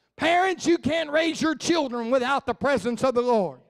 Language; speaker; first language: English; native; English